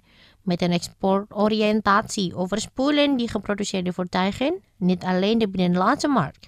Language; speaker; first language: Dutch; non-native, fluent; Indonesian